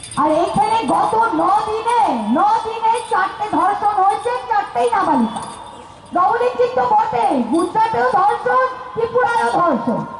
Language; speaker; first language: Bangla; native; Bangla